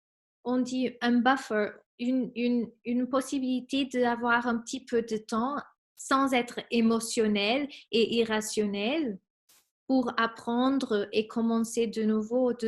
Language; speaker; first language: French; non-native, fluent; Spanish